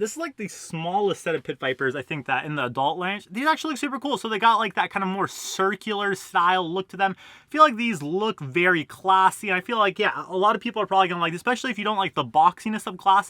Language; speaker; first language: English; native; English